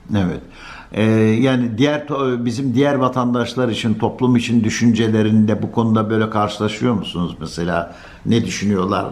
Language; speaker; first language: Turkish; native; Turkish